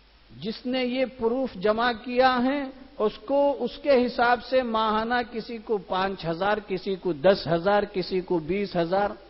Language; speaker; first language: Urdu; native; Urdu